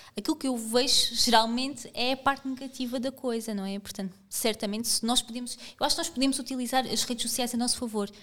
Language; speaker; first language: Portuguese; native; Portuguese